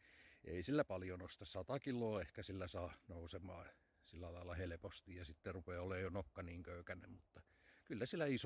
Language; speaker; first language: Finnish; native; Finnish